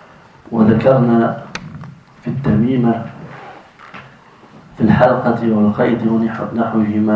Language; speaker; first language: Arabic; non-native, fluent; French